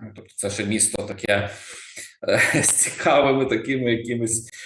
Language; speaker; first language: Ukrainian; native; Ukrainian